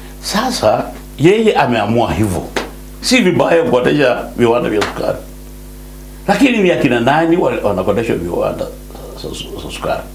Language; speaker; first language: Swahili; non-native, local second language; Luyia